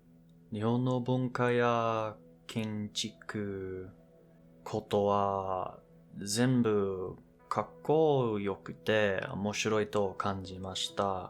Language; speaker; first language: Japanese; non-native, learner; English